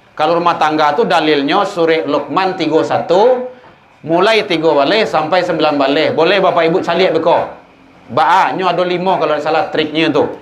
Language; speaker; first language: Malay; non-native, local second language; Minangkabau